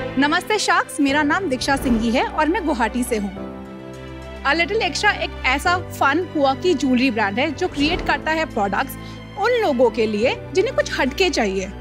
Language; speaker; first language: Hindi; native; Hindi